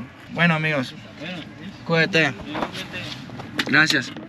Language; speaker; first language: Spanish; non-native, learner; English